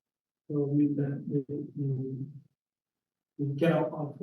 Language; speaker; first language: English; non-native, learner; Vietnamese